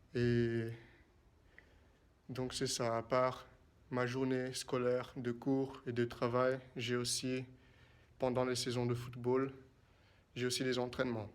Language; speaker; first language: French; non-native, fluent; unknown